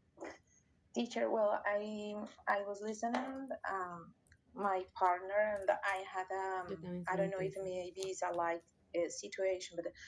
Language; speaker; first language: English; non-native, learner; Spanish